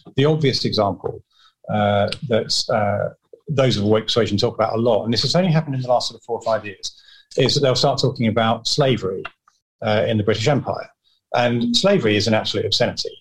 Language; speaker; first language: English; native; English